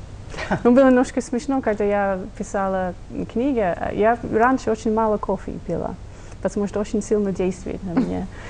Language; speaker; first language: Russian; non-native, fluent; English